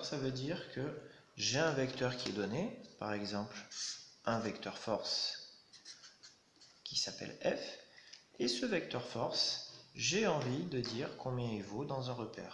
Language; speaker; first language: French; native; French